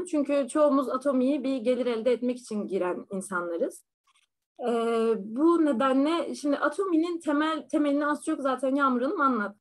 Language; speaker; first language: Turkish; native; Turkish